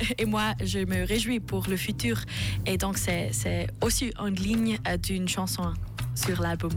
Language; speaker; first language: French; non-native, learner; German